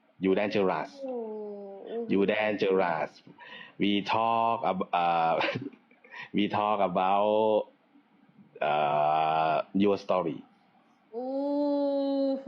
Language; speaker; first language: English; non-native, learner; Thai